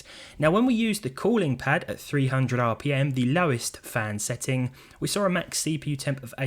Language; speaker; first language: English; native; English